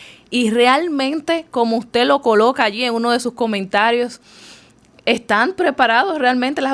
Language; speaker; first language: Spanish; native; Spanish